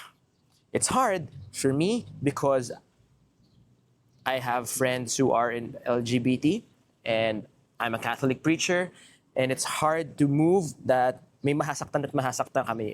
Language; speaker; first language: English; non-native, local second language; Filipino